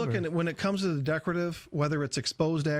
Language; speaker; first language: English; native; English